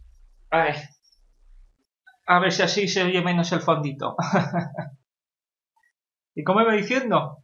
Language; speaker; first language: Spanish; native; Spanish